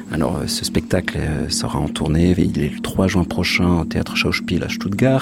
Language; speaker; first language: French; native; French